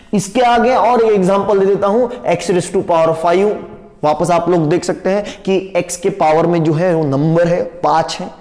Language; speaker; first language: Hindi; non-native, local second language; Marathi